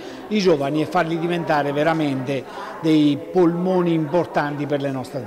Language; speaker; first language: Italian; native; Italian